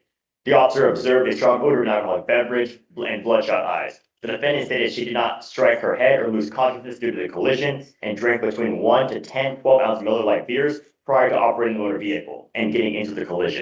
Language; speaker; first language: English; native; English